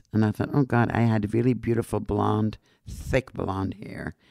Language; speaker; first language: English; non-native, fluent; Dutch